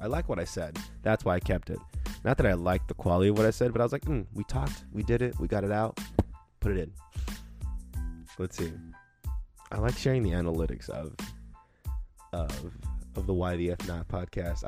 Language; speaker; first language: English; native; English